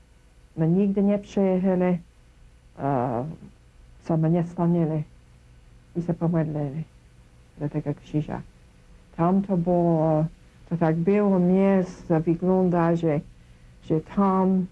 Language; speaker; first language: Polish; early bilingual, heritage; Kashubian